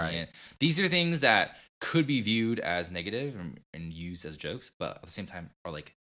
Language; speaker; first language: English; early bilingual, other home language; Vietnamese